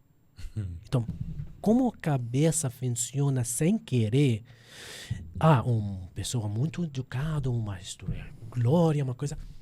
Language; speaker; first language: Portuguese; non-native, fluent; Arabic